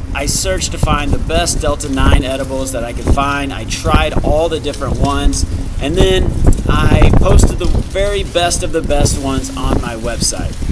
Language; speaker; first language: English; native; English